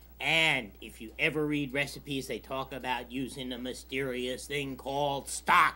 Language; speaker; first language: English; native; English